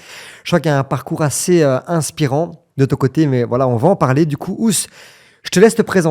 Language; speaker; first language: French; native; French